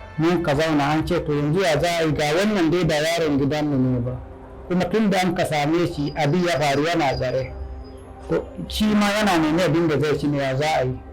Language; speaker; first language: Hausa; non-native, local second language; Fula